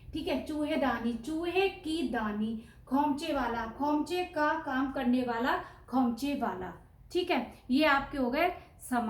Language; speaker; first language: Hindi; native; Hindi